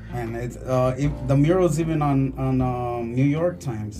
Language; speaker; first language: English; early bilingual, other home language; Spanish